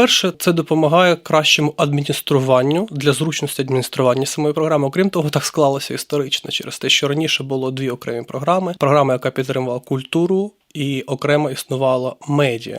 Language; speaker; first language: Ukrainian; native; Ukrainian